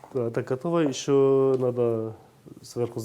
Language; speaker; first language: Russian; non-native, learner; Turkish